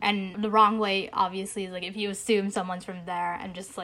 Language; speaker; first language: English; early bilingual, other home language; Bangla